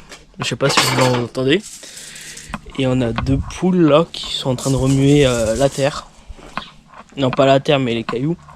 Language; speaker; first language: French; native; French